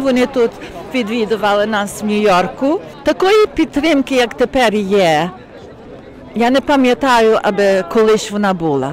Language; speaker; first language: Ukrainian; early bilingual, heritage; Ukrainian